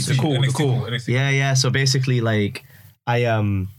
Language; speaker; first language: English; early bilingual, other home language; Urdu